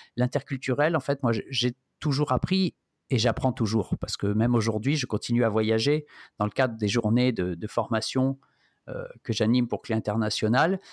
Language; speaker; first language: French; native; French